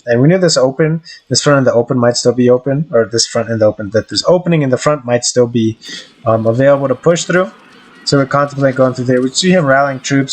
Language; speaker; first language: English; native; English